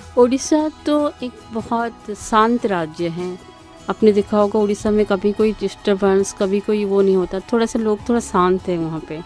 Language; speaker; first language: Hindi; non-native, local second language; Odia